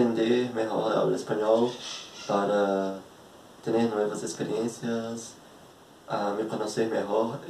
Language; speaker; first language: Spanish; non-native, learner; Portuguese